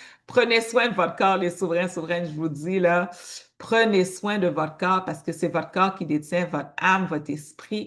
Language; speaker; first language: French; native; French